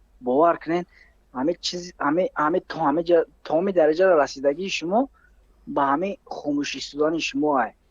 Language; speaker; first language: Tajik; native; Tajik